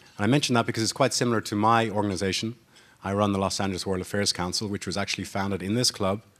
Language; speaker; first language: English; native; English